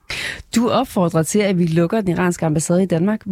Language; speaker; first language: Danish; native; Danish